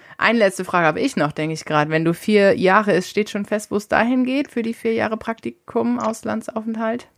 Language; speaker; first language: German; native; German